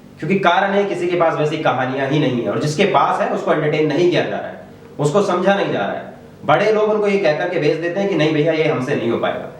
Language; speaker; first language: Hindi; native; Hindi